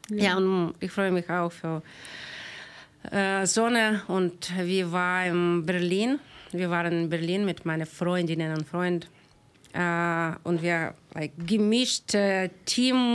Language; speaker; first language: German; non-native, learner; Ukrainian